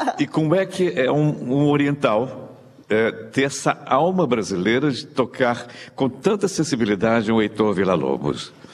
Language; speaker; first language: Portuguese; native; Portuguese